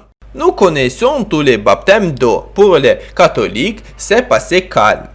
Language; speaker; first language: French; non-native, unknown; Ukrainian